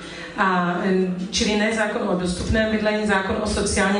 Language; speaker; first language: Czech; native; Czech